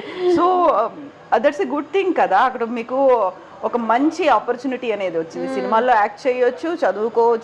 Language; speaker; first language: Telugu; native; Telugu